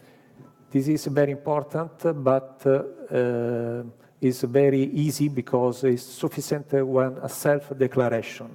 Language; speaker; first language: English; non-native, learner; Italian